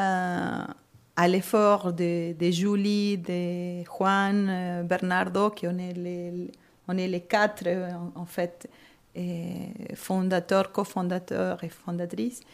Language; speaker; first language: French; non-native, fluent; Spanish